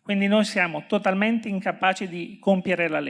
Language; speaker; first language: Italian; native; Italian